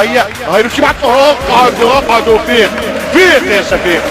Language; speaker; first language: Arabic; native; Arabic